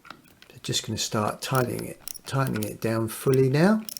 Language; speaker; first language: English; native; English